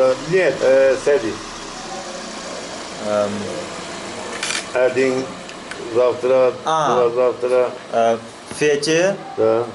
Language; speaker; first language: Russian; non-native, learner; Turkish